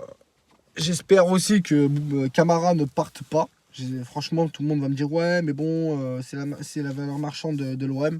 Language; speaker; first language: French; native; French